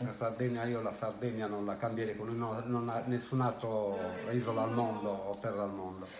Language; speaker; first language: Italian; native; Italian